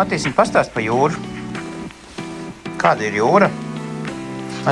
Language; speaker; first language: Latvian; native; Latvian